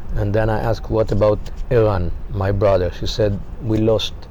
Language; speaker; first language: English; non-native, fluent; Hebrew